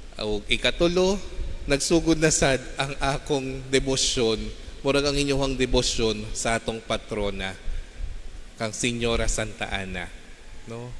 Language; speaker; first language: Cebuano; non-native, local second language; Filipino